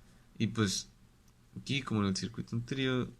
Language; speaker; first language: Spanish; native; Spanish